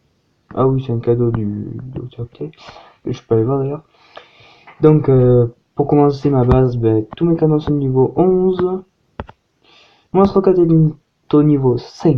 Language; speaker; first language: French; native; French